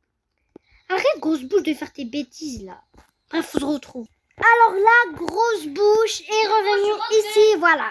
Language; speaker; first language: French; native; French